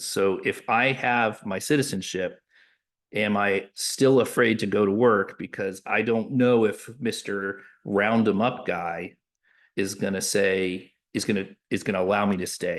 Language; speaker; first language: English; native; English